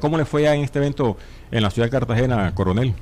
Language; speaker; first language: Spanish; native; Spanish